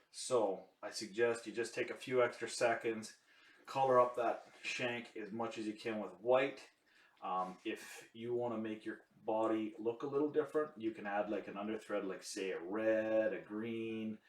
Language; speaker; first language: English; native; English